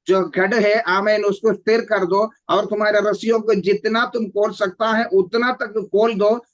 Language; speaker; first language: Hindi; non-native, local second language; Malayalam